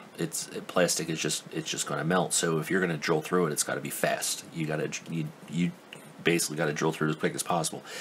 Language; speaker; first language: English; native; English